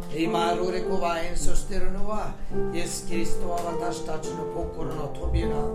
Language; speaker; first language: Japanese; non-native, fluent; Swedish